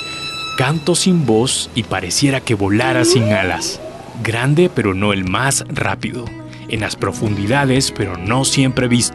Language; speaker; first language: Spanish; native; Spanish